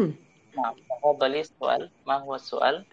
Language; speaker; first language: Arabic; non-native, fluent; Indonesian